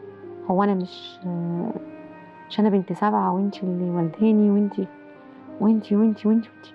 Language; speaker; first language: Arabic; native; Arabic